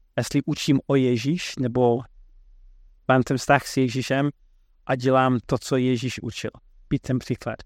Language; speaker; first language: Czech; non-native, fluent; English